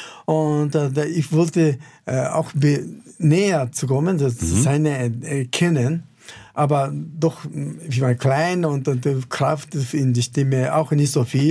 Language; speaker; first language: German; non-native, fluent; Japanese